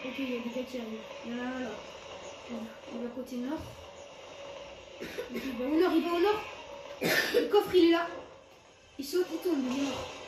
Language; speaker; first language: French; native; French